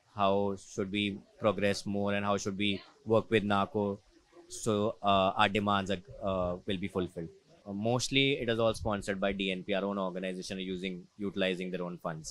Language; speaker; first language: English; non-native, local second language; Hindi